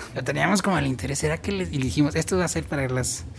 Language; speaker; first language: Spanish; non-native, local second language; Tzotzil